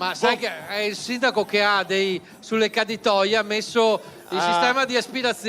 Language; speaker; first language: Italian; native; Italian